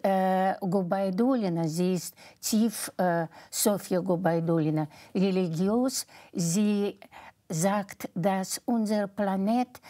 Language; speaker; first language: German; non-native, fluent; Russian